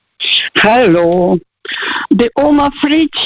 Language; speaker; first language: German; early bilingual, heritage; Russian